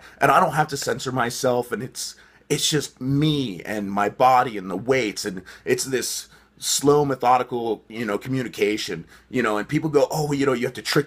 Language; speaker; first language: English; native; English